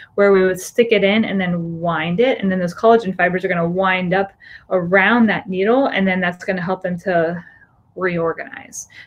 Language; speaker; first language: English; native; English